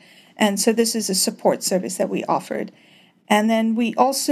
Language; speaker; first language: English; native; English